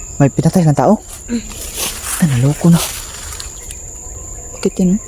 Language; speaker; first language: Filipino; non-native, local second language; Cebuano